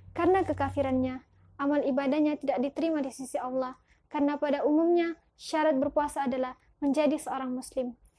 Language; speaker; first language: Indonesian; early bilingual, heritage; Indonesian